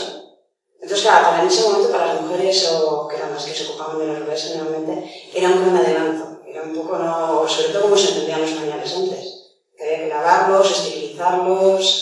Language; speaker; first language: Spanish; native; Spanish